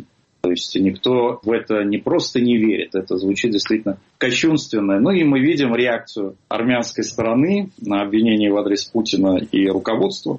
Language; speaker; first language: Russian; native; Russian